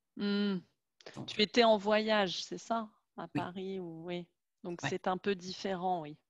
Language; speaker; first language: French; native; French